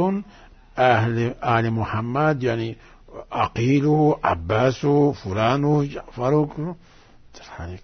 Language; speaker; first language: Persian; non-native, fluent; Arabic